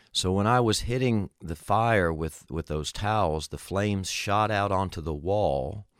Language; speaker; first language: English; native; English